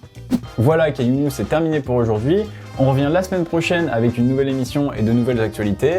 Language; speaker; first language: French; native; French